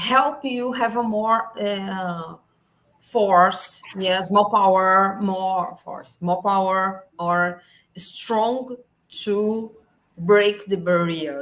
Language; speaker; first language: English; non-native, learner; Portuguese